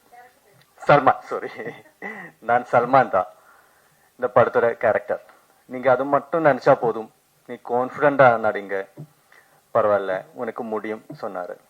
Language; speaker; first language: Tamil; non-native, learner; Malayalam